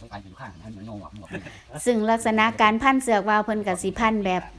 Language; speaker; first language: Thai; native; Thai